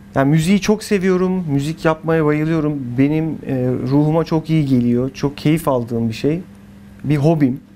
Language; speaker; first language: Turkish; early bilingual, heritage; Turkish